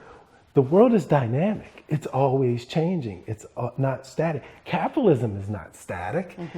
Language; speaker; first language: English; native; English